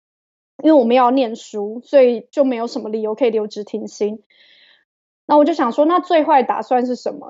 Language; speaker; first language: Chinese; native; Chinese